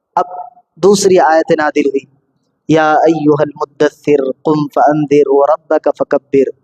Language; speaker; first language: Urdu; native; Urdu